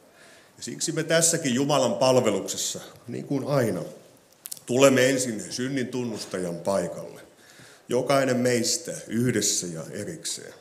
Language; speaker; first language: Finnish; native; Finnish